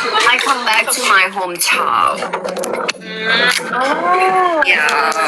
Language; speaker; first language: English; non-native, learner; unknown